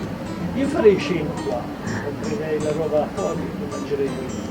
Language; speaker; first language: Italian; native; Italian